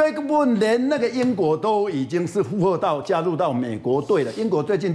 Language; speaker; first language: Chinese; native; Chinese